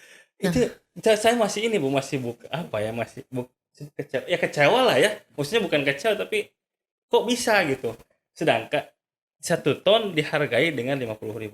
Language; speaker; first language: Indonesian; native; Indonesian